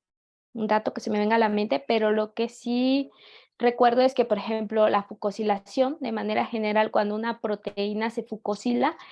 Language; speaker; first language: Spanish; native; Spanish